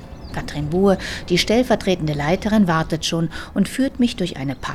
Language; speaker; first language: German; native; German